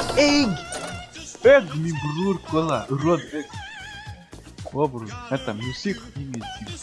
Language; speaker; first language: Swedish; non-native, learner; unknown